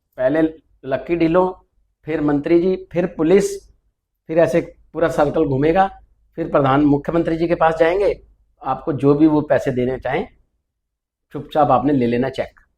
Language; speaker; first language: Hindi; non-native, local second language; Punjabi